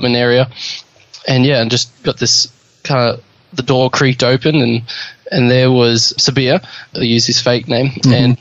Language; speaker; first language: English; native; English